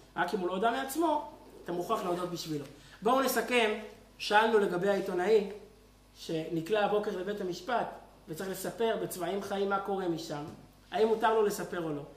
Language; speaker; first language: Hebrew; native; Hebrew